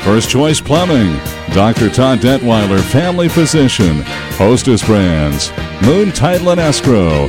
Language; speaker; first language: English; native; English